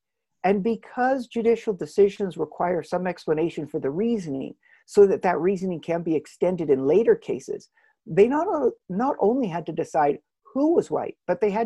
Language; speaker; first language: English; native; English